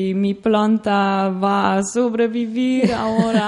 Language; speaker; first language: Spanish; non-native, learner; Dutch